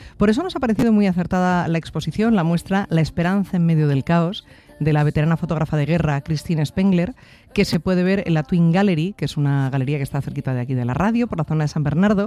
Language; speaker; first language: Spanish; native; Spanish